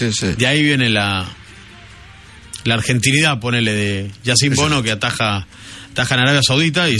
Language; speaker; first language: Spanish; native; Spanish